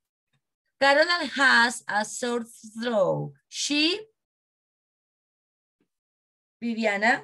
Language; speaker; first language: English; non-native, learner; Spanish